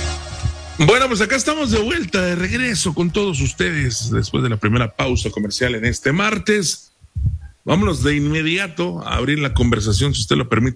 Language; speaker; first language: Spanish; native; Spanish